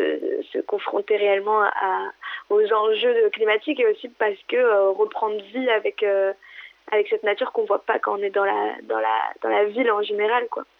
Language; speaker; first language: French; native; French